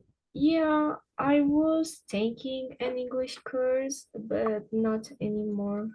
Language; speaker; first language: English; non-native, fluent; Spanish